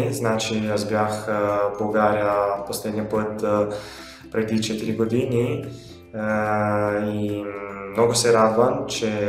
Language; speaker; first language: Bulgarian; non-native, learner; Italian